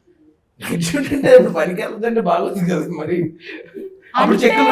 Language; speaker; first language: Telugu; native; Telugu